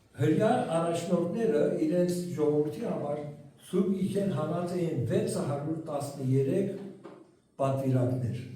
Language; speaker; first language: Armenian; early bilingual, heritage; Armenian